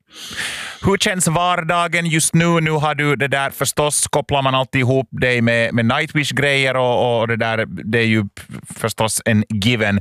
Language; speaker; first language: Swedish; native; Swedish